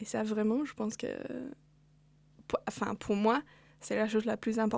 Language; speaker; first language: French; non-native, fluent; English